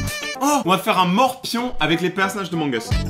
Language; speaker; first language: French; native; French